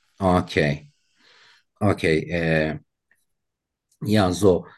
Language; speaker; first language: German; non-native, learner; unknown